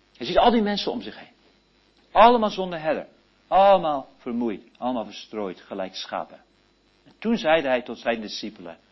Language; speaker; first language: Dutch; early bilingual, heritage; Dutch